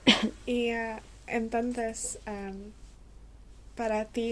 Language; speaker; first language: Spanish; non-native, learner; English